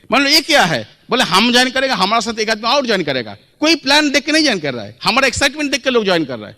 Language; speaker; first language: Hindi; non-native, local second language; Bangla